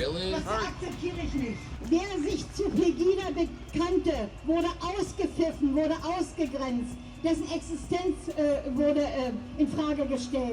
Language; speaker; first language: German; native; German